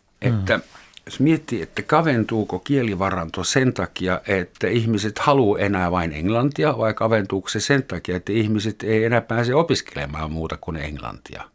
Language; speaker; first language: Finnish; native; Finnish